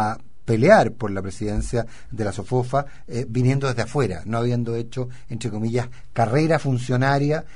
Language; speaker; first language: Spanish; native; Spanish